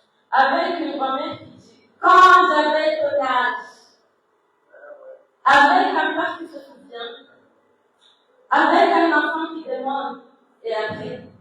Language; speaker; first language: French; non-native, local second language; Comorian